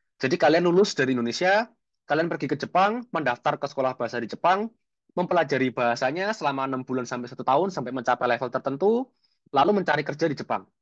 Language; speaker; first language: Indonesian; native; Indonesian